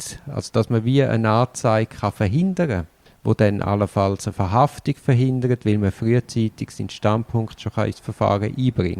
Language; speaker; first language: German; native; German